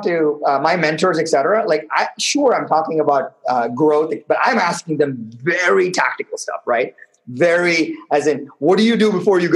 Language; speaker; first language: English; non-native, local second language; Tamil